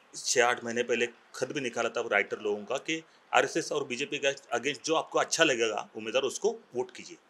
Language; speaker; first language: Hindi; non-native, local second language; Marathi